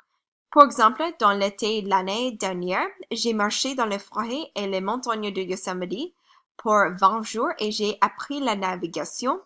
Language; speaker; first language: French; non-native, learner; English